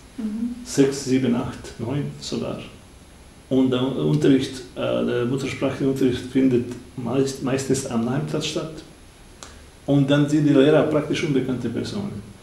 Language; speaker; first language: German; non-native, fluent; Bosnian